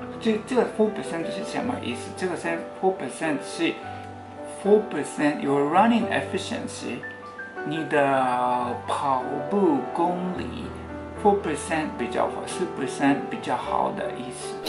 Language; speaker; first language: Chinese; non-native, fluent; Japanese